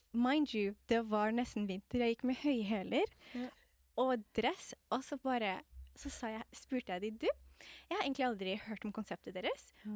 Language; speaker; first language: Norwegian; non-native, fluent; Somali